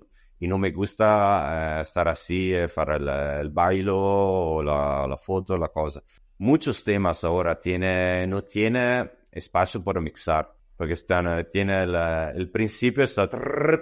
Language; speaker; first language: Spanish; non-native, learner; Italian